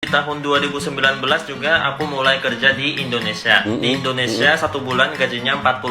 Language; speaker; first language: Indonesian; non-native, fluent; Japanese